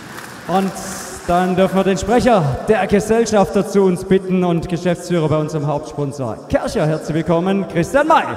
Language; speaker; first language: German; native; German